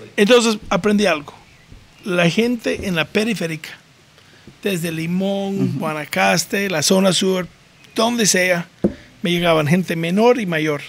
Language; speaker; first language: Spanish; non-native, fluent; English